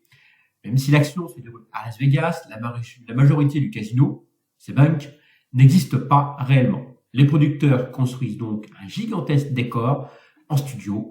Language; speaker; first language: French; native; French